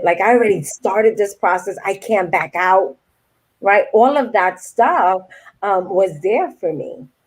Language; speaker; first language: English; native; English